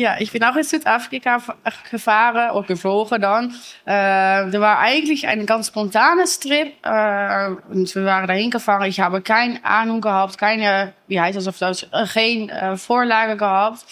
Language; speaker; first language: German; non-native, learner; Dutch